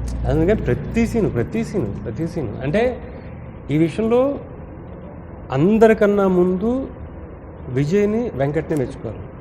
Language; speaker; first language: Telugu; native; Telugu